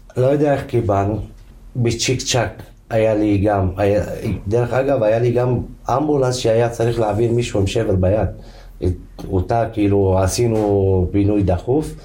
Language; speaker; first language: Hebrew; non-native, local second language; Arabic